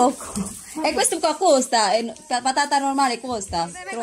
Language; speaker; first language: Italian; non-native, learner; Filipino